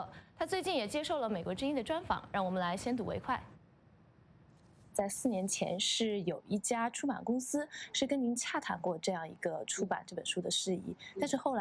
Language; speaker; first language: Chinese; native; Chinese